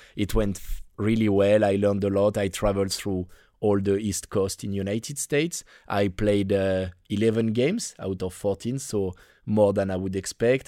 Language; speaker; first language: English; non-native, fluent; French